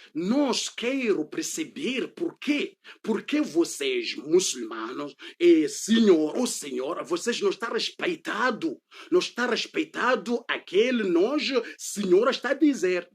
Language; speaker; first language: Portuguese; non-native, learner; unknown